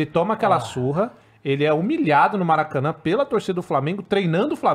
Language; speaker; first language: Portuguese; native; Portuguese